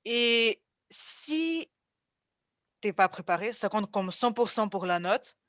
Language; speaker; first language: French; non-native, fluent; Russian